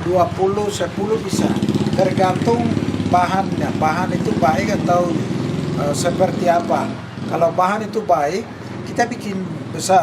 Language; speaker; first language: Indonesian; non-native, local second language; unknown